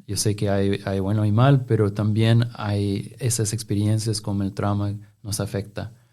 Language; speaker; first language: Spanish; non-native, fluent; English